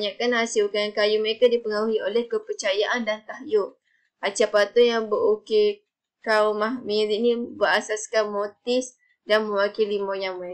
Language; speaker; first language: Malay; native; Malay